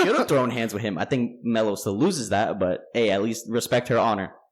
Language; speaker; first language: English; native; English